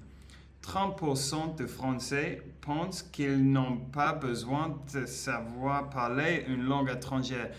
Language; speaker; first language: French; non-native, learner; Spanish